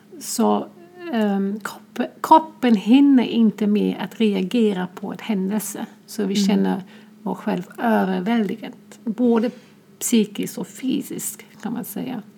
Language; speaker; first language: Swedish; non-native, fluent; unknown